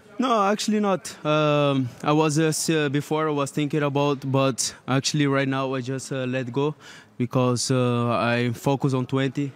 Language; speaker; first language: English; non-native, learner; Portuguese